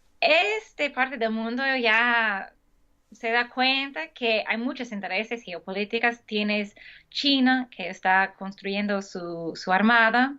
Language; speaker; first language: Spanish; non-native, fluent; English